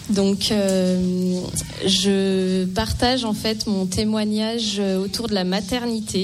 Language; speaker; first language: French; native; French